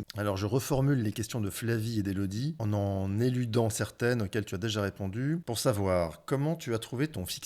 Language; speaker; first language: French; native; French